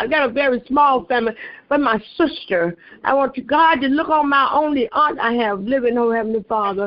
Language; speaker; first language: English; native; English